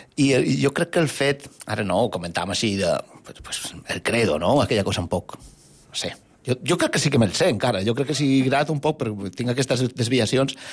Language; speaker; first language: Catalan; native; Catalan